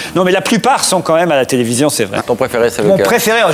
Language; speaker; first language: French; native; French